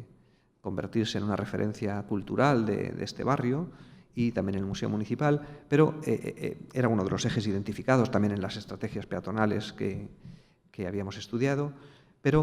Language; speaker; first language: Spanish; native; Spanish